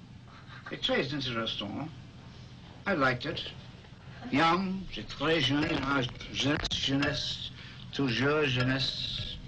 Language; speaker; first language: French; non-native, learner; English